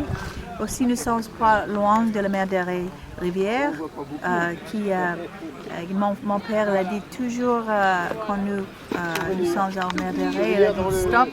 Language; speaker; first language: French; non-native, learner; English